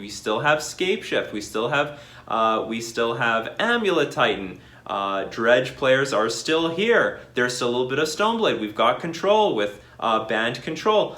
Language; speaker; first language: English; native; English